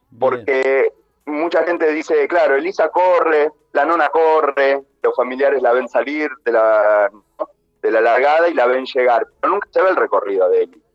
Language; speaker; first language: Spanish; native; Spanish